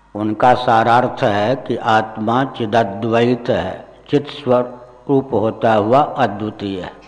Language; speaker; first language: Hindi; non-native, local second language; Maithili